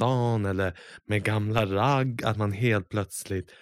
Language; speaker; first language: Swedish; native; Swedish